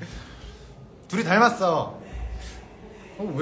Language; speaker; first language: Korean; native; Korean